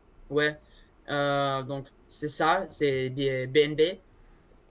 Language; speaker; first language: French; non-native, learner; Spanish